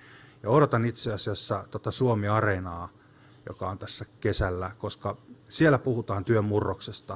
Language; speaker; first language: Finnish; native; Finnish